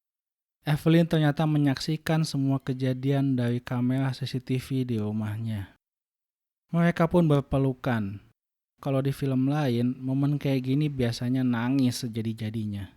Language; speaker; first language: Indonesian; native; Indonesian